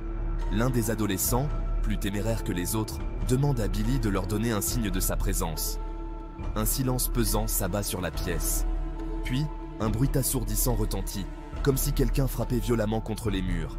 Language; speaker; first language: French; native; French